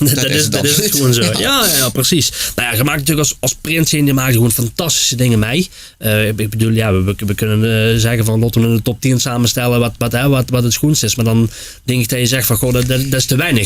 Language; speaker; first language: Dutch; native; Dutch